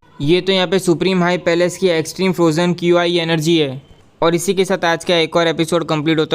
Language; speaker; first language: Hindi; native; Hindi